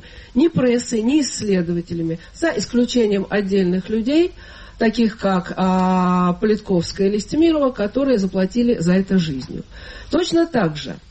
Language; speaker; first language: Russian; native; Russian